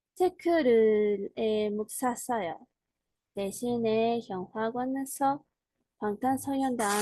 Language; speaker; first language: Korean; non-native, learner; Spanish